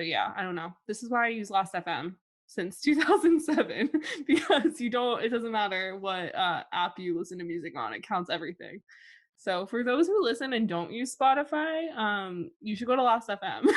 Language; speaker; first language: English; native; English